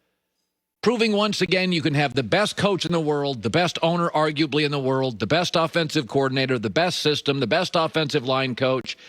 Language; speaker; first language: English; native; English